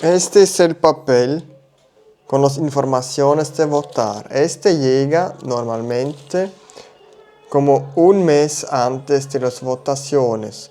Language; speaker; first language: Spanish; non-native, learner; German